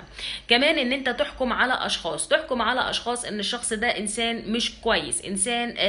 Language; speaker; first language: Arabic; native; Arabic